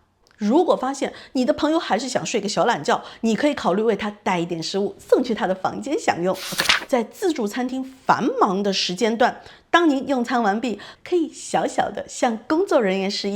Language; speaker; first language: Chinese; native; Chinese